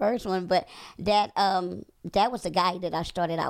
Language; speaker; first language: English; native; English